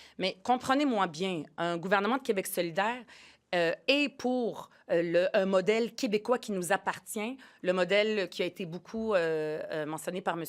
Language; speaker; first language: French; early bilingual, other home language; Arabic